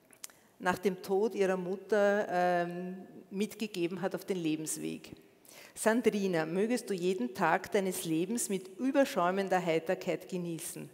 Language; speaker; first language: German; native; German